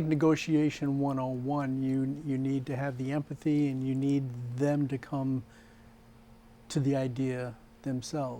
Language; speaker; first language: English; native; English